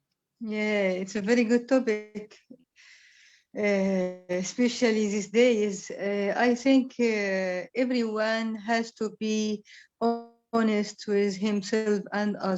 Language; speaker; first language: English; non-native, learner; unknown